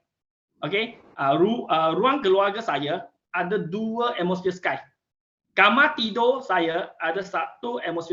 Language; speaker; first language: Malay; non-native, local second language; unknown